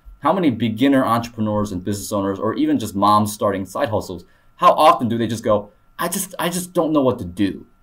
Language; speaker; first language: English; early bilingual, other home language; Korean